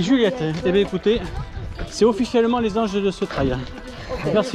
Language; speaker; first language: French; native; French